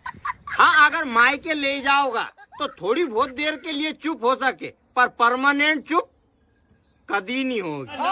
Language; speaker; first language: Hindi; native; Hindi